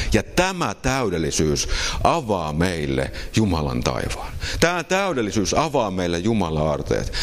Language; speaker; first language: Finnish; native; Finnish